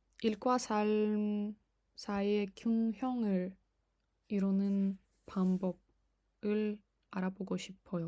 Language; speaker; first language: Korean; non-native, fluent; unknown